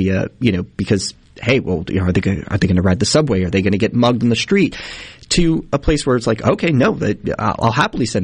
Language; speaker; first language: English; native; English